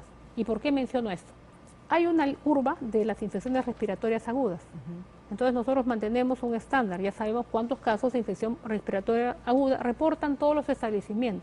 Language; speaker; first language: Spanish; native; Spanish